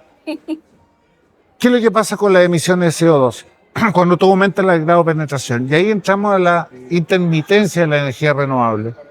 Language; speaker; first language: Spanish; native; Spanish